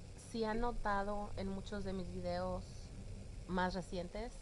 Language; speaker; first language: Spanish; early bilingual, heritage; Spanish